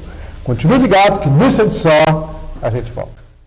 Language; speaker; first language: Portuguese; native; Portuguese